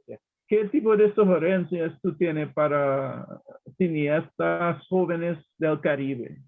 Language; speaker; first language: Spanish; non-native, learner; English